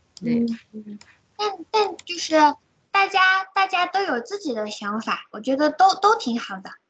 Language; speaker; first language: Chinese; native; Chinese